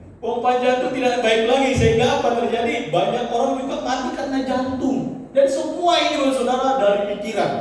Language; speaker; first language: Indonesian; native; Indonesian